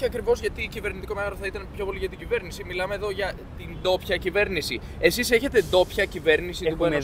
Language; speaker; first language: Greek; native; Greek